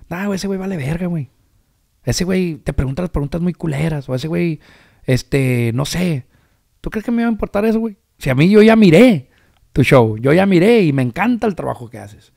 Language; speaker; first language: Spanish; early bilingual, heritage; Spanish